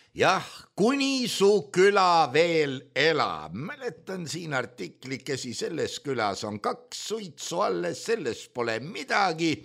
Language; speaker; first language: Estonian; native; Estonian